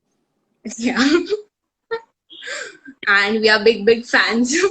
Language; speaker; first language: English; non-native, local second language; Hindi